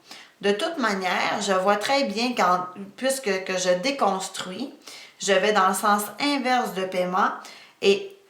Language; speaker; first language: French; native; French